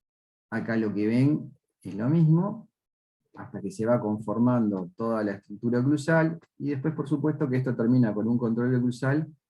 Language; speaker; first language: Spanish; native; Spanish